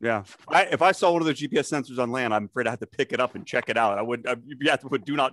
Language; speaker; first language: English; native; English